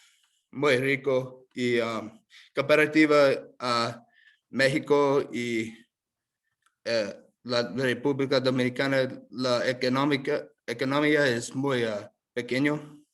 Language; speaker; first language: Spanish; non-native, learner; English